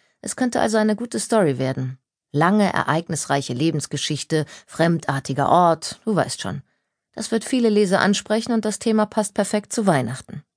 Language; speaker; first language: German; native; German